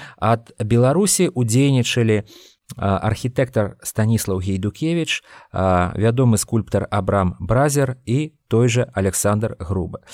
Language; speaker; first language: Belarusian; non-native, local second language; Russian